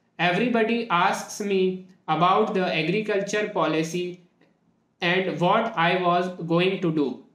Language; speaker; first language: English; non-native, local second language; Hindi